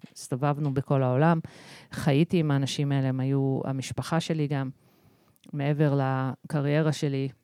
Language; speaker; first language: Hebrew; early bilingual, other home language; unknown